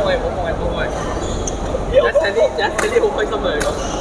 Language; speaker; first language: Chinese; early bilingual, heritage; Chinese